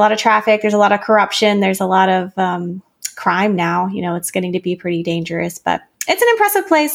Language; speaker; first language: English; native; English